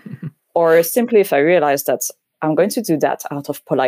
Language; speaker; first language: English; non-native, fluent; French